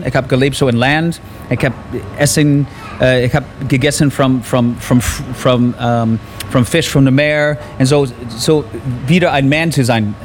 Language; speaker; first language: German; non-native, learner; English